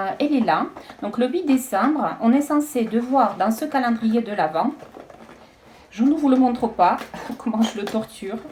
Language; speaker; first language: French; non-native, fluent; Russian